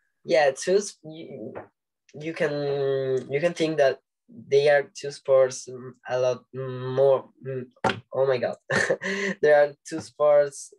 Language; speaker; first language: English; non-native, learner; Italian